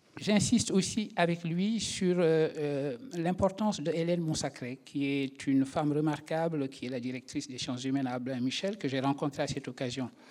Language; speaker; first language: French; non-native, local second language; Wolof